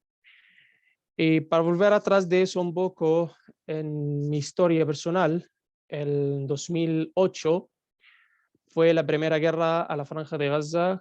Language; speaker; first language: Spanish; non-native, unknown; Arabic